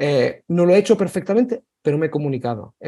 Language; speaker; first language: Spanish; non-native, fluent; Italian